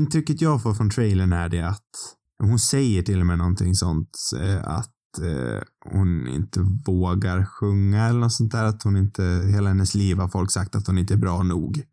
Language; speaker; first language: Swedish; native; Swedish